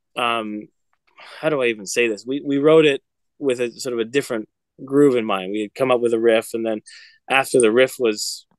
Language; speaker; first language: English; native; English